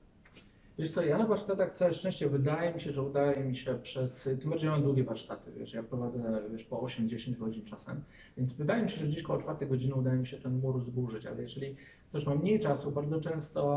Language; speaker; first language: Polish; native; Polish